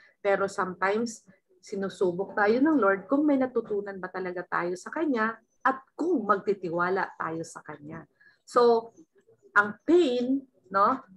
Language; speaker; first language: Filipino; native; Filipino